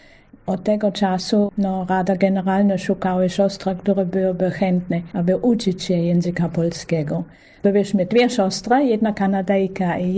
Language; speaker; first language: Polish; non-native, fluent; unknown